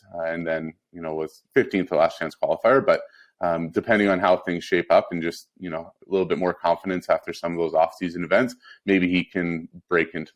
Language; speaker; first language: English; native; English